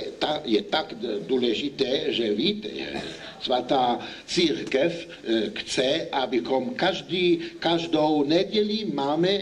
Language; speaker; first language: Czech; non-native, learner; Italian